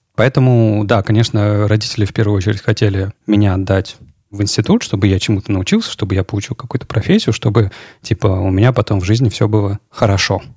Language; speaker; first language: Russian; native; Russian